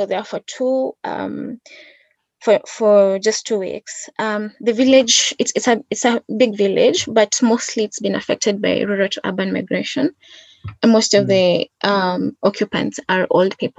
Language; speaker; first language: English; non-native, local second language; Gusii